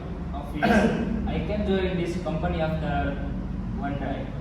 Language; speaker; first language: English; non-native, learner; Indonesian